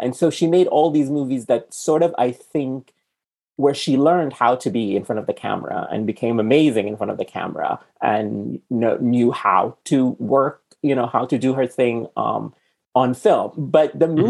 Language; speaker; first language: English; non-native, fluent; Arabic